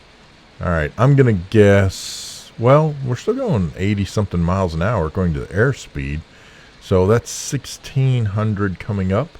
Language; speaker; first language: English; native; English